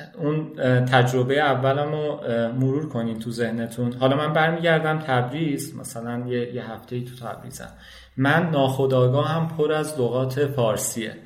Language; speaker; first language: Persian; non-native, local second language; Azerbaijani